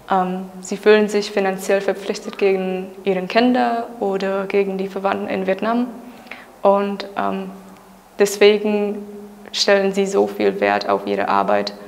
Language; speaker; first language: German; non-native, fluent; Czech